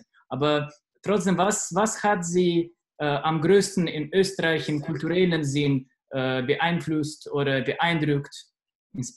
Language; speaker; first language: German; non-native, fluent; Russian